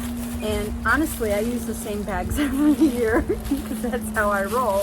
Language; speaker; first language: English; native; English